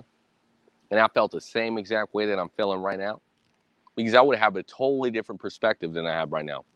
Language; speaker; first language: English; native; English